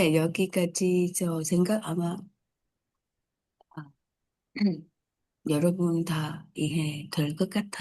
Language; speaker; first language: Korean; non-native, learner; Vietnamese